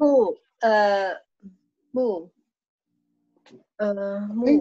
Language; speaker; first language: Chinese; non-native, learner; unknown